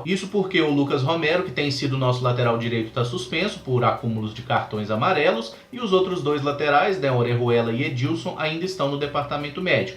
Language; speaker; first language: Portuguese; native; Portuguese